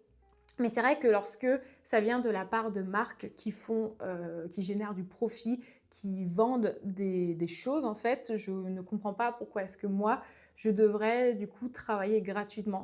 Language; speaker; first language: French; native; French